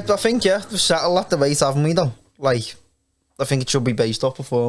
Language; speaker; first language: English; native; English